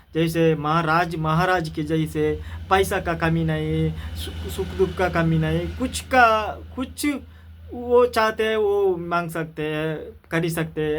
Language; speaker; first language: Hindi; non-native, local second language; Kannada